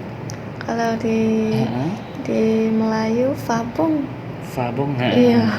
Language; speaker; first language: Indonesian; non-native, learner; Malay